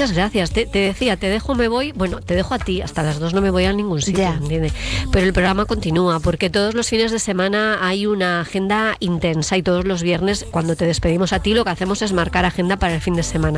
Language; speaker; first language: Spanish; native; Spanish